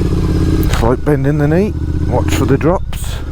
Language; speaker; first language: English; native; English